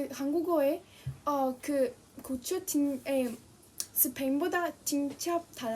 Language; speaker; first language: Korean; non-native, learner; Spanish